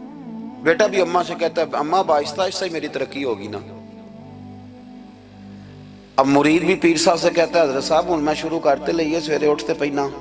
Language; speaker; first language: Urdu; non-native, local second language; Punjabi